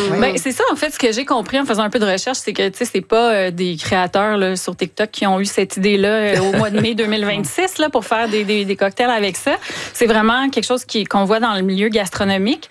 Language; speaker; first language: French; native; French